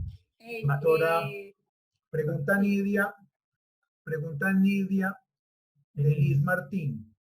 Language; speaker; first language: Spanish; native; Spanish